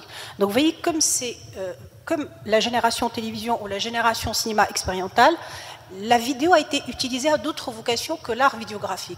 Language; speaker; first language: French; non-native, local second language; Arabic